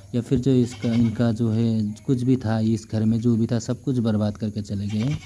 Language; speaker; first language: Hindi; non-native, local second language; Nepali